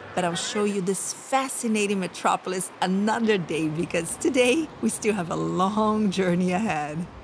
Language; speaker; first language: English; non-native, fluent; Portuguese